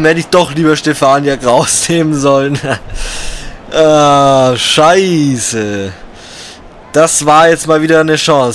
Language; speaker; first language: German; native; German